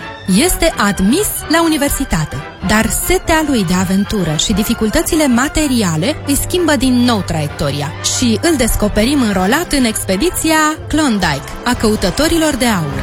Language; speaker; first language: Romanian; native; Romanian